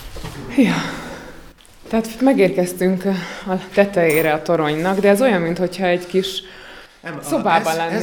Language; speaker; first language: Hungarian; native; Hungarian